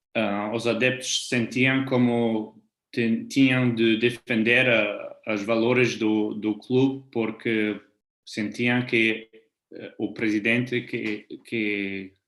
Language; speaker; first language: Portuguese; non-native, fluent; German